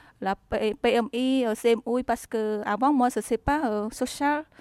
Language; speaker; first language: French; non-native, learner; Vietnamese